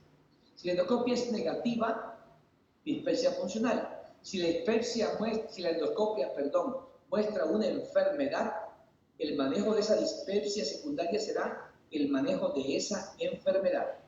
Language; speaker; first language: Spanish; native; Spanish